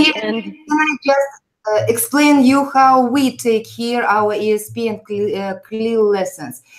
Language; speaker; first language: English; non-native, fluent; Uzbek